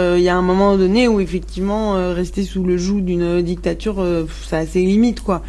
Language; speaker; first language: French; non-native, local second language; Arabic